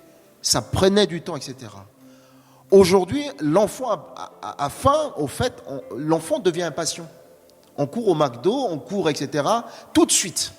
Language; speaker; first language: French; native; French